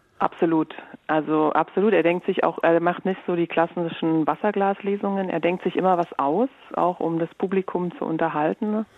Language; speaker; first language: German; native; German